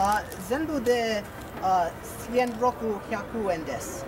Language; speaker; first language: Japanese; non-native, learner; English